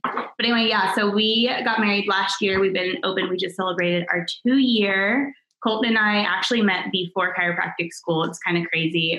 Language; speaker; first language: English; native; English